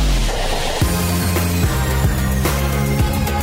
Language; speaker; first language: English; native; English